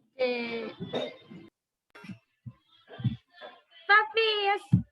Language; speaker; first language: English; non-native, learner; Spanish